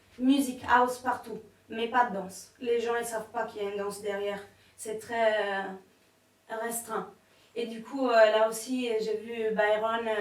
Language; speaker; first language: French; non-native, fluent; Italian